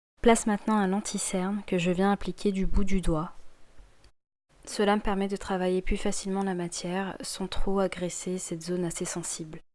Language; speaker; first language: French; native; French